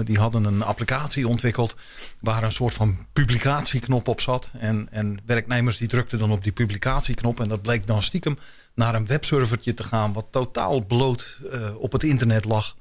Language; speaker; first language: Dutch; native; Dutch